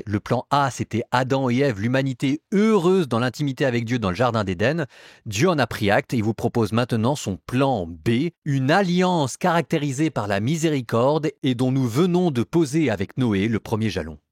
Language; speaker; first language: French; native; French